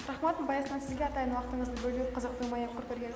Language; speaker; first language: Kyrgyz; native; Kyrgyz